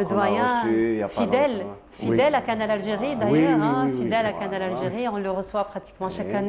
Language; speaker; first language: French; native; French